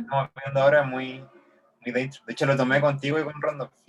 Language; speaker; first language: Spanish; native; Spanish